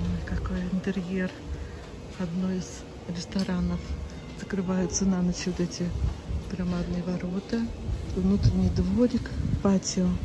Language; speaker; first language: Russian; native; Russian